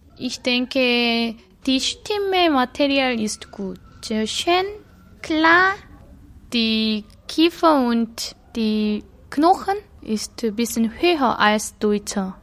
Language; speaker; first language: German; non-native, learner; Korean